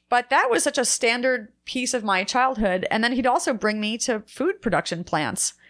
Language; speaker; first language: English; native; English